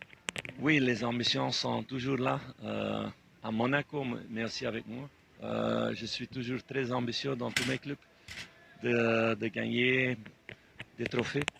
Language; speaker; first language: French; non-native, fluent; Dutch